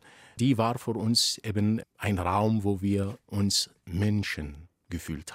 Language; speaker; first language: German; non-native, fluent; Arabic